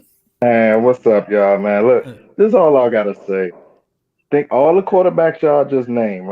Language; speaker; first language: English; native; English